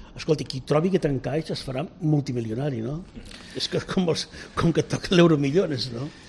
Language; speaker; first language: Catalan; native; Catalan